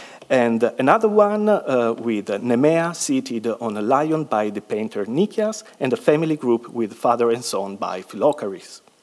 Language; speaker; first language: English; non-native, fluent; Italian